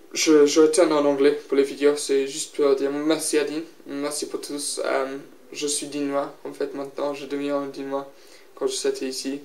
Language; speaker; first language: French; non-native, learner; English